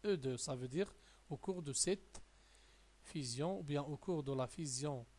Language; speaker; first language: French; non-native, local second language; Arabic